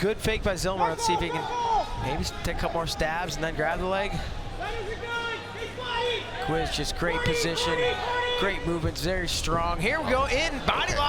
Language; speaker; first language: English; native; English